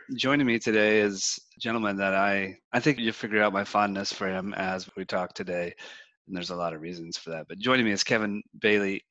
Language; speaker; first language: English; native; English